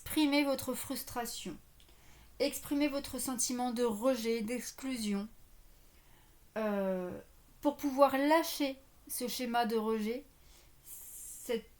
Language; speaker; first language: French; native; French